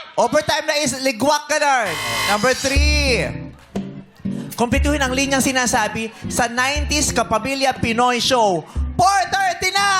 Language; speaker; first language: Filipino; native; Filipino